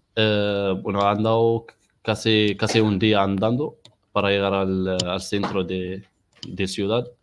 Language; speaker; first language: Spanish; non-native, learner; Arabic